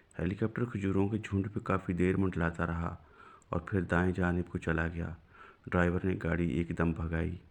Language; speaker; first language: Urdu; non-native, local second language; Punjabi